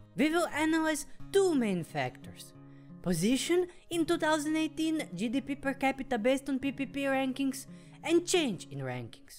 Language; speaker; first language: English; non-native, fluent; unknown